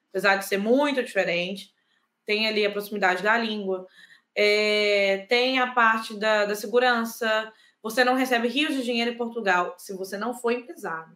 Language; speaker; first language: Portuguese; native; Portuguese